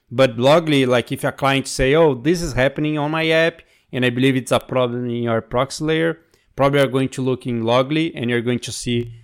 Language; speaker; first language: English; non-native, fluent; Portuguese